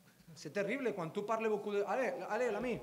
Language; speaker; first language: French; non-native, learner; Spanish